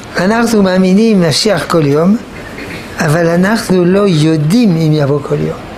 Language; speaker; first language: Hebrew; non-native, fluent; French